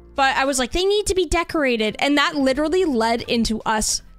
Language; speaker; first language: English; native; English